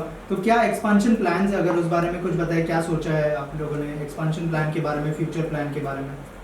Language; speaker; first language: Hindi; native; Hindi